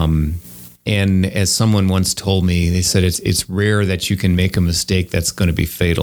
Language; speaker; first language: English; native; English